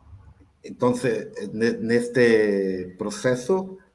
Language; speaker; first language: Spanish; non-native, learner; Portuguese